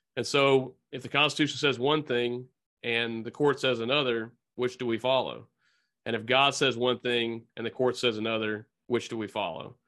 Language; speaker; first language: English; native; English